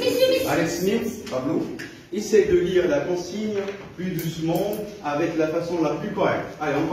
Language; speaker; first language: French; non-native, local second language; Arabic